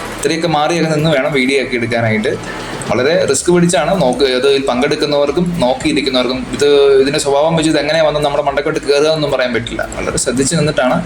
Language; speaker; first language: Malayalam; native; Malayalam